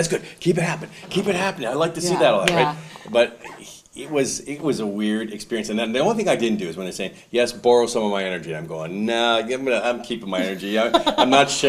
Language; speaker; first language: English; native; English